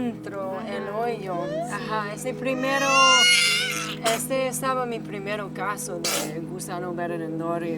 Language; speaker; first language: Spanish; non-native, learner; English